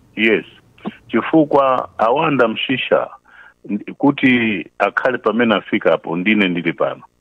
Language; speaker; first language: Nyanja; non-native, local second language; Tumbuka